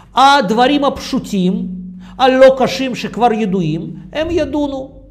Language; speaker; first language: Hebrew; non-native, fluent; Russian